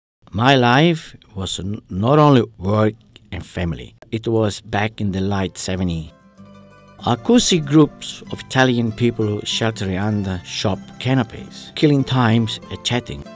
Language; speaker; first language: English; non-native, fluent; Italian